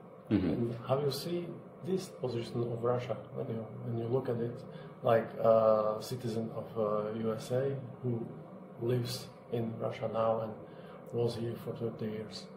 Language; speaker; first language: English; non-native, fluent; Slovak